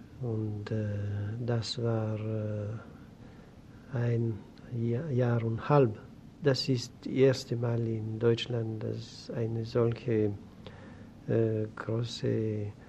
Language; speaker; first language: German; non-native, learner; Greek